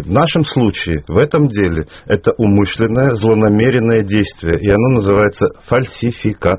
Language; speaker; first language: Russian; native; Russian